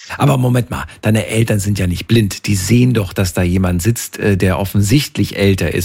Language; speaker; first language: German; native; German